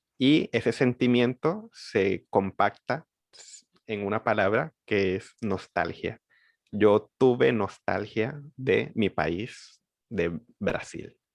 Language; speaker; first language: Spanish; native; Spanish